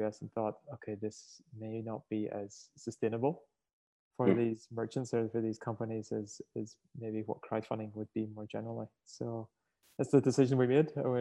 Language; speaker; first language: English; native; English